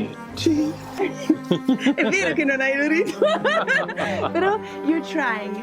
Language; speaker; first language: Italian; non-native, fluent; English